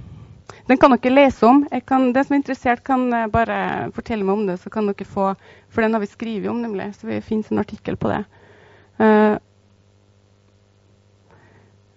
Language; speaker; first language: Norwegian; native; Norwegian